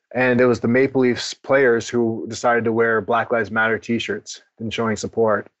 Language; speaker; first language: English; native; English